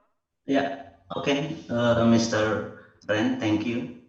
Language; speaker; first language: English; non-native, learner; Indonesian